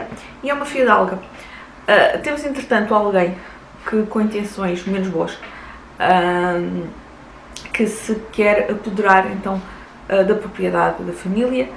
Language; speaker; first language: Portuguese; native; Portuguese